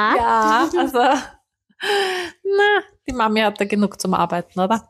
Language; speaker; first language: German; native; German